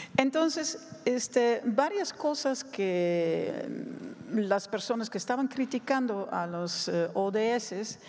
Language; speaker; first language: Spanish; non-native, fluent; Dutch